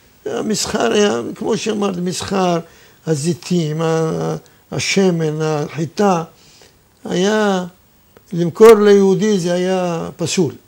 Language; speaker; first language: Hebrew; non-native, fluent; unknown